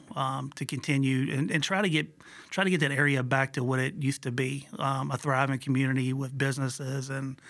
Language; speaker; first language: English; native; English